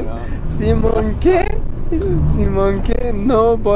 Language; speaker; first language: Spanish; non-native, learner; German